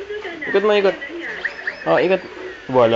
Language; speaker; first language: Filipino; native; Filipino